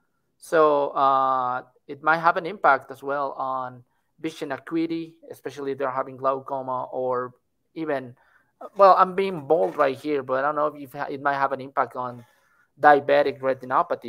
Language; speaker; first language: English; non-native, fluent; Spanish